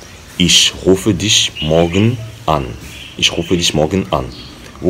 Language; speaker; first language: German; non-native, learner; French